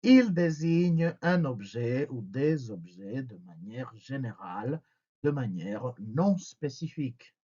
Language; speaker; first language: French; non-native, fluent; Spanish